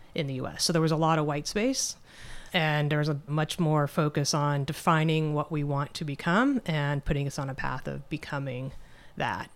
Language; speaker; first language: English; native; English